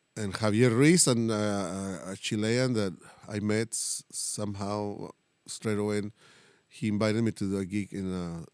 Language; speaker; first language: English; non-native, fluent; Spanish